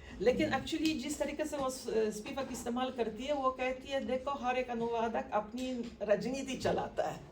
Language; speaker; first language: Hindi; non-native, fluent; Polish